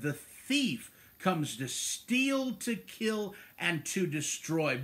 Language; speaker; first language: English; native; English